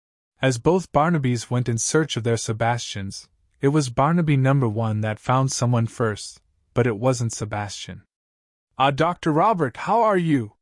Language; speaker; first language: English; native; English